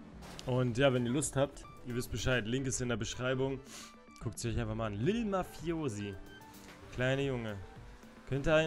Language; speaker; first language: German; native; German